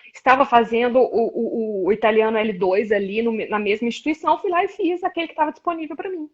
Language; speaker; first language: Portuguese; native; Portuguese